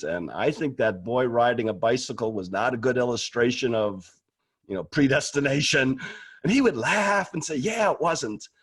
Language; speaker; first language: English; native; English